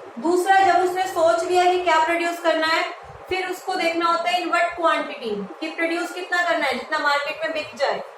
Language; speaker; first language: Hindi; native; Hindi